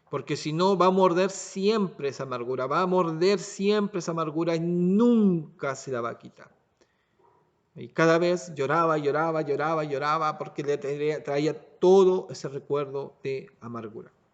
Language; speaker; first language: Spanish; native; Spanish